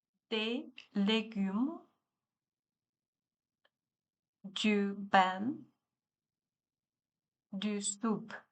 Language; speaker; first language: French; non-native, learner; Chinese